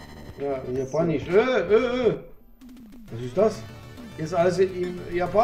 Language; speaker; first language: German; non-native, learner; French